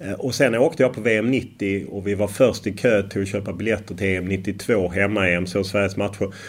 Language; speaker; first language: Swedish; native; Swedish